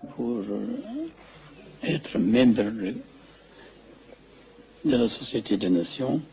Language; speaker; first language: French; non-native, fluent; Amharic